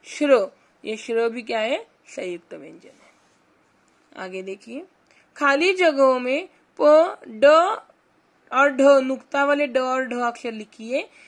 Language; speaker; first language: Hindi; non-native, local second language; Marathi